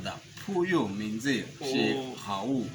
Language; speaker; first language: Chinese; non-native, learner; Portuguese